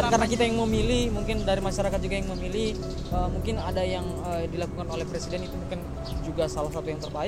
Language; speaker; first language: Indonesian; native; Indonesian